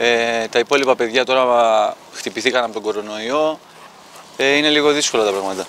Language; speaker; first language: Greek; native; Greek